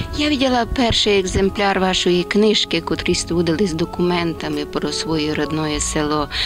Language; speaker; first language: Ukrainian; native; Ukrainian